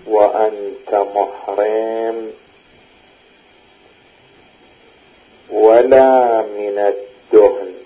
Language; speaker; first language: Arabic; native; Arabic